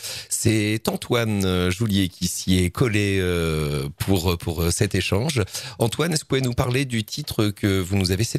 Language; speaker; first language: French; native; French